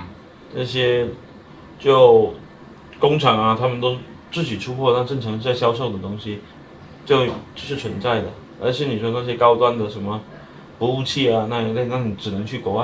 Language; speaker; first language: Chinese; native; Chinese